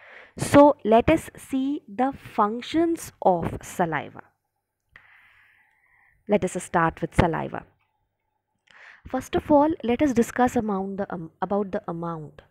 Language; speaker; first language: English; non-native, local second language; Hindi